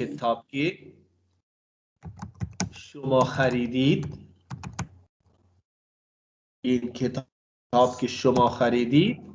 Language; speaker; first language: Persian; non-native, fluent; Urdu